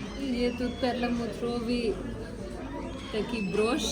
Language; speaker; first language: Ukrainian; non-native, learner; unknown